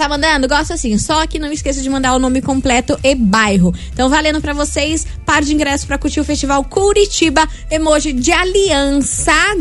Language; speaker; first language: Portuguese; native; Portuguese